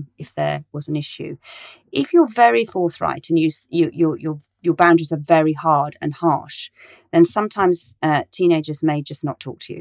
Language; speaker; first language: English; native; English